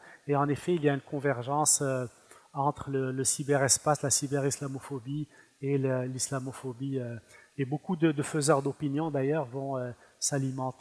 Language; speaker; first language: French; non-native, fluent; Arabic